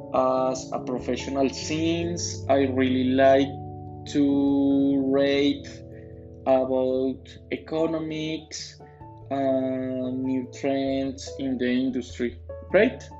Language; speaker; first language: English; non-native, learner; Spanish